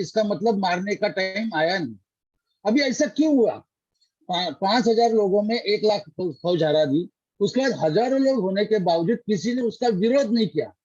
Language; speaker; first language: Hindi; non-native, local second language; Marathi